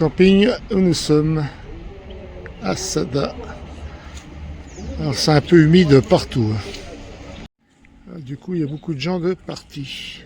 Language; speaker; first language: French; native; French